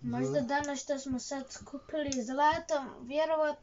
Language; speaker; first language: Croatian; early bilingual, heritage; Croatian